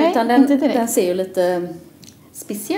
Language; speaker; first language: Swedish; native; Swedish